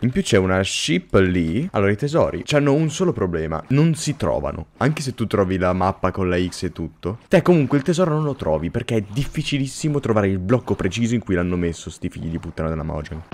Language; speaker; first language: Italian; native; Italian